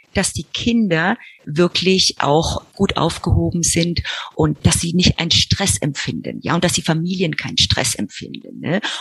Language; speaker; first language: German; early bilingual, heritage; Spanish